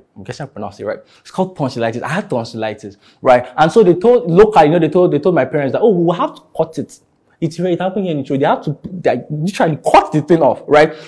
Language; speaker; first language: English; non-native, local second language; Yoruba